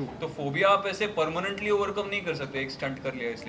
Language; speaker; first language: Hindi; native; Hindi